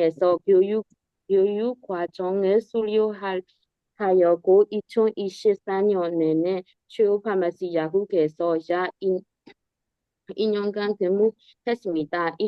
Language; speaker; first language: Korean; non-native, learner; Burmese